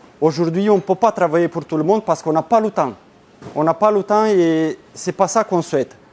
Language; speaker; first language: French; non-native, fluent; Romanian